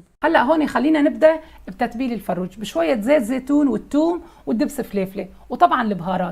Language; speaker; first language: Arabic; native; Arabic